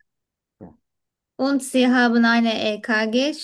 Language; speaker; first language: German; non-native, fluent; Turkish